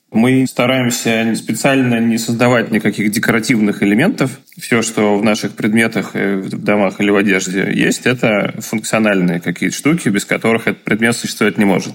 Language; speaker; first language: Russian; native; Russian